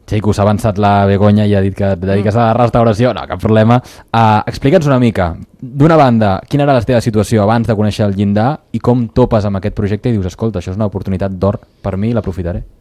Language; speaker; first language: Catalan; native; Catalan